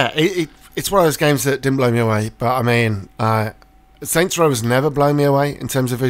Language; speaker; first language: English; native; English